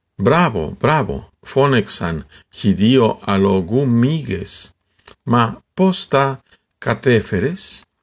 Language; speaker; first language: Greek; non-native, learner; Spanish